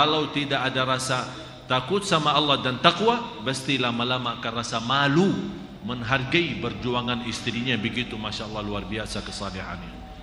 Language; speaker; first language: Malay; non-native, fluent; Arabic